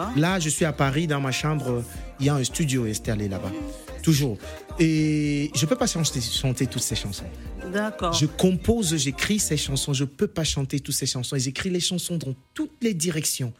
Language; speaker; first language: French; non-native, local second language; English